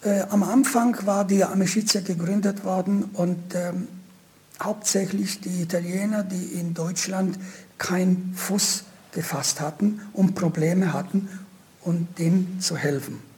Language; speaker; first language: German; non-native, fluent; Italian